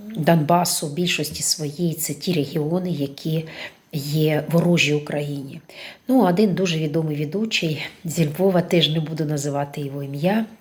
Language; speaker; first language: Ukrainian; non-native, local second language; Russian